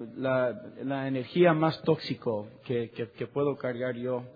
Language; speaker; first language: Spanish; non-native, learner; English